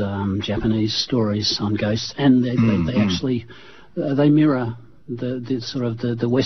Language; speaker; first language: English; native; English